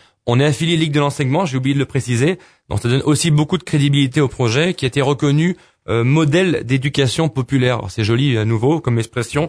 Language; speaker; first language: French; native; French